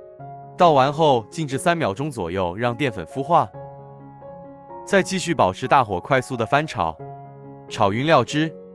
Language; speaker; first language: Chinese; native; Chinese